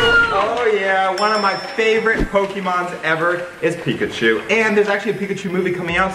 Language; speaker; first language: English; native; English